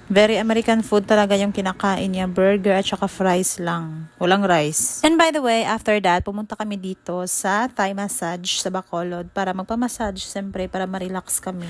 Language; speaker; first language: Filipino; non-native, local second language; Hiligaynon